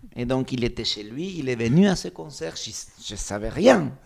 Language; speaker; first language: French; non-native, fluent; Spanish